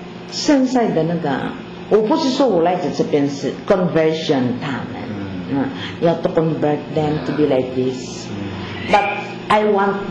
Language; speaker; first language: Chinese; non-native, learner; Filipino